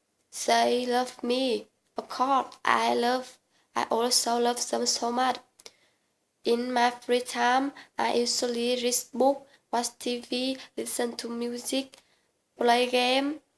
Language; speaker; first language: English; non-native, learner; Vietnamese